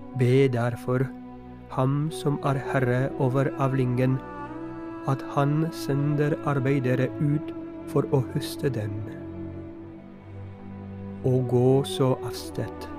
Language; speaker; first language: Norwegian; non-native, fluent; Polish